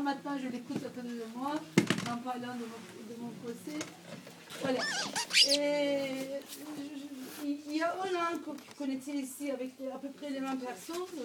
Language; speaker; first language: French; non-native, fluent; Turkish